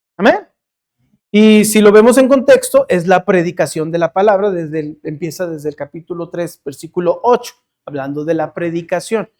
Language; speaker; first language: Spanish; early bilingual, heritage; Spanish